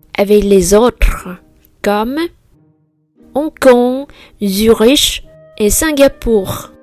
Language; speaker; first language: French; non-native, fluent; Vietnamese